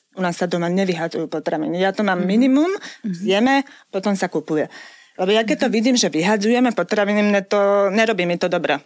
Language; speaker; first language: Slovak; native; Slovak